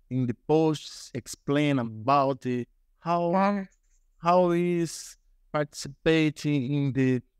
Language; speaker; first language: English; non-native, learner; Portuguese